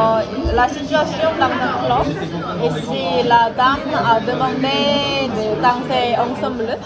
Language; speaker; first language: French; non-native, learner; Korean